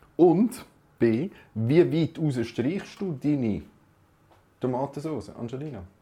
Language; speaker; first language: German; native; German